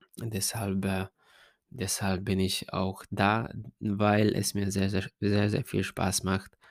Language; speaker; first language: German; non-native, fluent; Hungarian